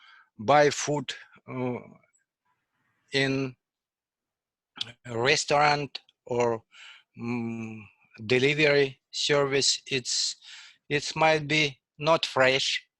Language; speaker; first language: English; non-native, learner; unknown